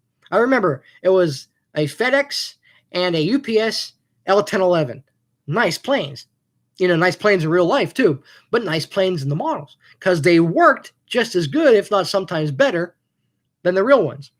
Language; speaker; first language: English; native; English